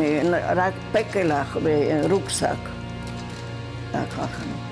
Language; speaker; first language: Hebrew; non-native, fluent; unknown